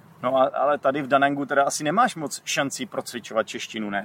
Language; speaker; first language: Czech; native; Czech